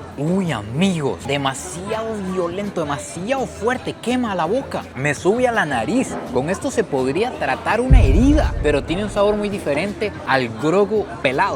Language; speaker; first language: Spanish; native; Spanish